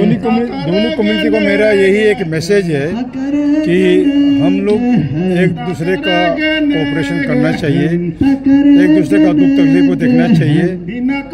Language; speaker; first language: Hindi; non-native, local second language; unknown